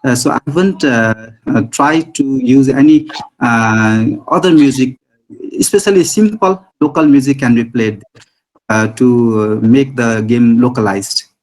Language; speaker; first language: English; non-native, local second language; Nepali